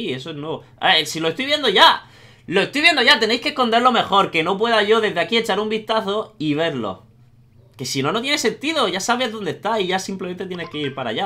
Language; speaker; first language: Spanish; native; Spanish